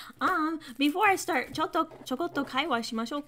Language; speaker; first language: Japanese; non-native, fluent; English